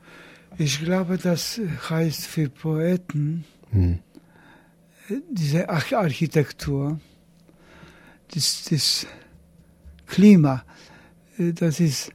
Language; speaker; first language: German; non-native, learner; Polish